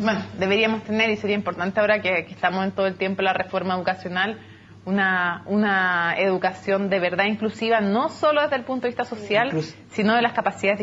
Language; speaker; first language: Spanish; native; Spanish